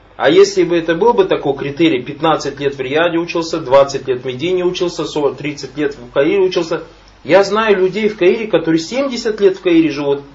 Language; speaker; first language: Russian; non-native, local second language; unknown